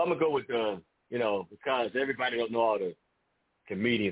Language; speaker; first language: English; native; English